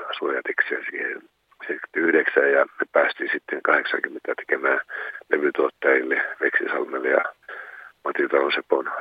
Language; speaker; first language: Finnish; native; Finnish